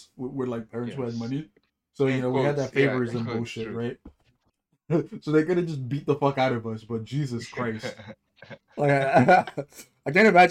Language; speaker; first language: English; non-native, local second language; Yoruba